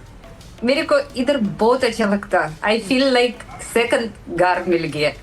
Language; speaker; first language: Hindi; non-native, learner; Russian